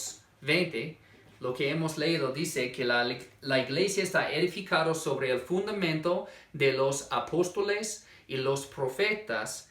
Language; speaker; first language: Spanish; non-native, fluent; English